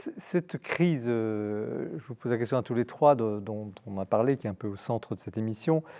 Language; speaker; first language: French; native; French